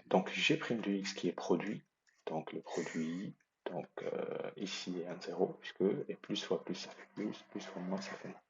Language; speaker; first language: French; native; French